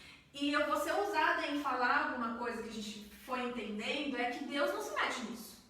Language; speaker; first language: Portuguese; native; Portuguese